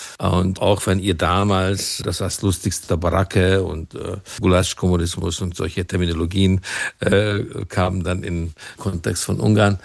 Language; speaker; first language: German; non-native, fluent; Hungarian